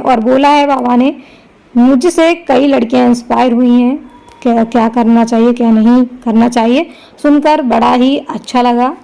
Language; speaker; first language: Hindi; native; Hindi